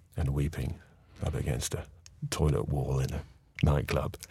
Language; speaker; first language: English; native; English